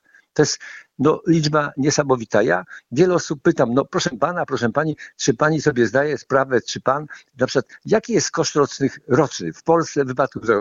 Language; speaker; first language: Polish; native; Polish